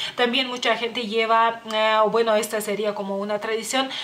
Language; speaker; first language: Spanish; non-native, fluent; Lithuanian